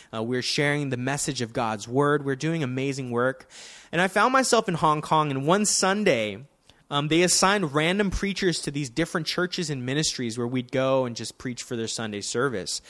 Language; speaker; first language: English; native; English